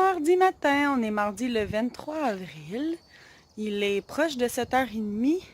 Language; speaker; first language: French; native; French